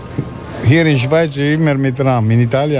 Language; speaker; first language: German; non-native, learner; Italian